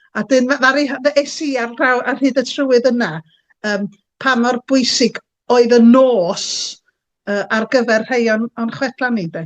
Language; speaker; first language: Welsh; native; Welsh